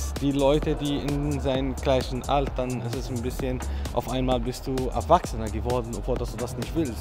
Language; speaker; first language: German; non-native, fluent; Arabic